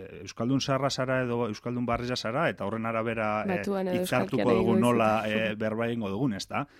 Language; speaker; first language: Basque; native; Basque